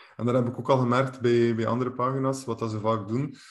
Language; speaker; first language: Dutch; native; Dutch